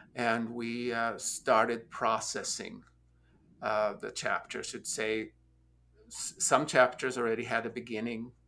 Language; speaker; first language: English; non-native, fluent; Norwegian